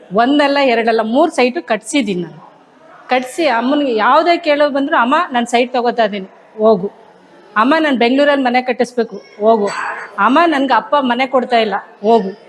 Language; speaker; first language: Kannada; native; Kannada